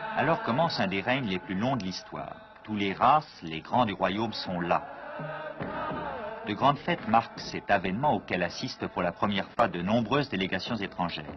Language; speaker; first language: French; native; French